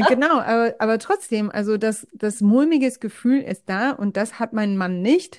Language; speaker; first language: German; non-native, fluent; English